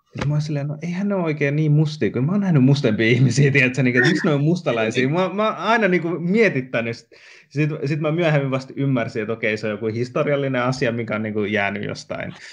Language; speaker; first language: Finnish; early bilingual, other home language; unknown